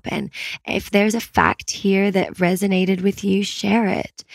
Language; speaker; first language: English; native; English